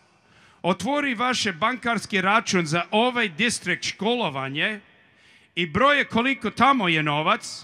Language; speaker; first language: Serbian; early bilingual, heritage; Serbian